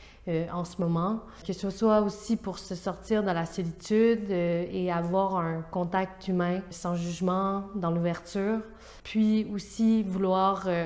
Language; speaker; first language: French; native; French